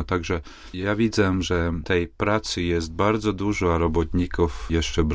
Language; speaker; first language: Polish; non-native, fluent; Latvian